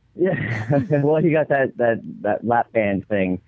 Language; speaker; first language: English; native; English